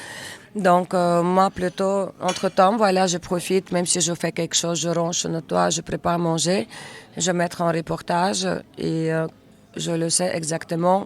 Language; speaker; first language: French; non-native, learner; Russian